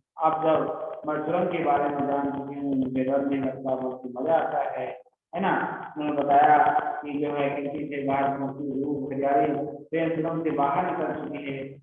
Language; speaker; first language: Hindi; native; Hindi